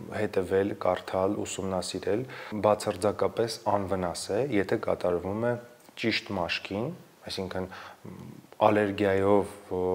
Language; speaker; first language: Armenian; native; Armenian